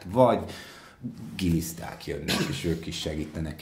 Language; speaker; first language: Hungarian; non-native, fluent; English